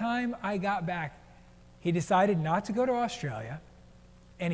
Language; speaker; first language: English; native; English